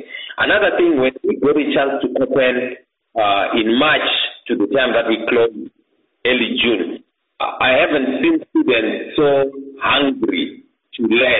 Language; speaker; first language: English; non-native, local second language; Shona